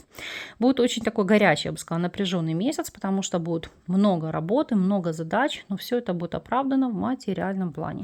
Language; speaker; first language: Russian; native; Russian